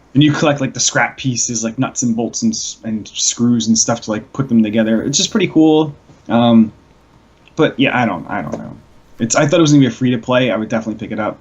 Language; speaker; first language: English; native; English